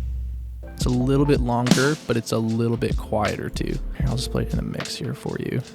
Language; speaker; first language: English; native; English